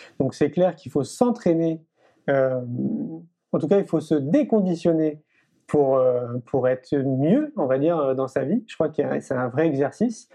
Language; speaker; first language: French; native; French